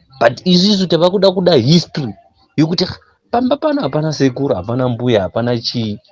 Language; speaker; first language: Shona; non-native, local second language; North Ndebele